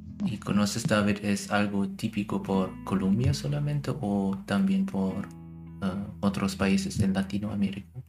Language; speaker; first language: Spanish; non-native, learner; German